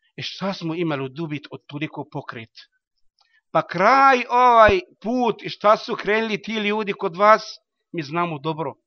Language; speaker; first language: Bosnian; non-native, learner; Arabic